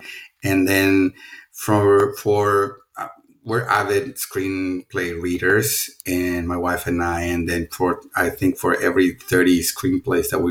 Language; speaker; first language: English; non-native, fluent; Spanish